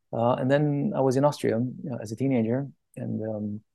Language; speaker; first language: English; early bilingual, other home language; Persian